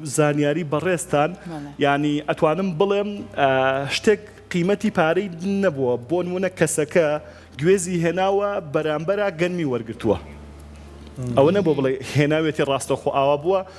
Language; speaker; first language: Central Kurdish; non-native, local second language; Gurani